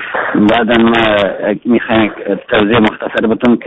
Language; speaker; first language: Persian; native; Persian